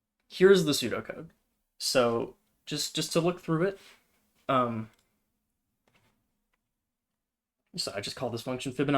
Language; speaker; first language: English; native; English